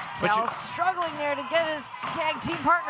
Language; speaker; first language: English; native; English